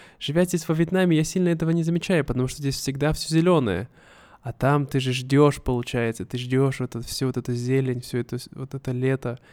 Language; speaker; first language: Russian; native; Russian